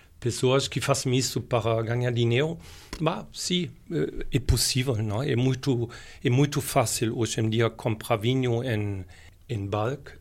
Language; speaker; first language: Portuguese; non-native, fluent; German